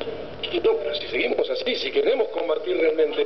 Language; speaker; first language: Spanish; native; Spanish